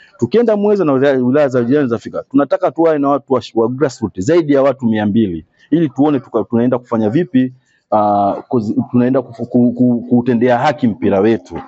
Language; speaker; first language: Swahili; native; Swahili